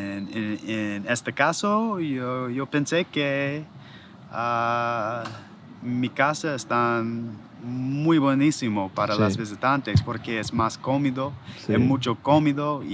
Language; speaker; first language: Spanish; non-native, learner; English